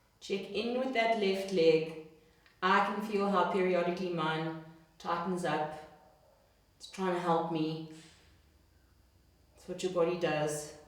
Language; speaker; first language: English; native; English